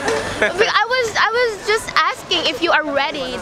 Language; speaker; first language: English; non-native, fluent; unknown